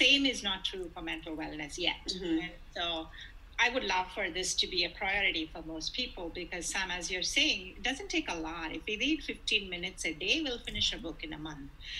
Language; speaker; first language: English; non-native, local second language; Telugu